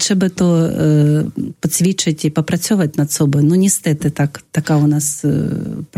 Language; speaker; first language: Polish; non-native, fluent; Russian